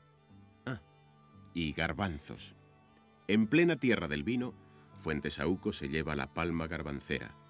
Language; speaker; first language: Spanish; native; Spanish